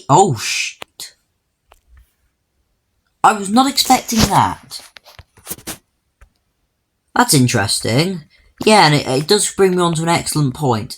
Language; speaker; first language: English; native; English